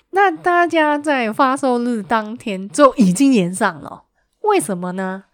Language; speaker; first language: Chinese; native; Chinese